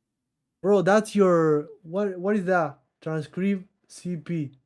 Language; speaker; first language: English; non-native, learner; Portuguese